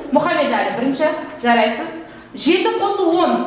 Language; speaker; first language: Kazakh; native; Kazakh